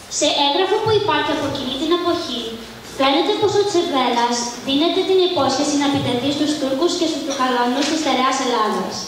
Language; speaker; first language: Greek; early bilingual, heritage; Greek